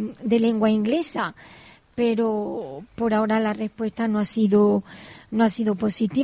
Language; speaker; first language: Spanish; native; Spanish